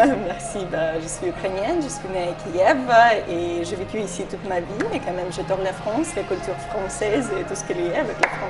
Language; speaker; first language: French; non-native, fluent; Ukrainian